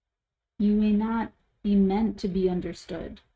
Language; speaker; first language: English; native; English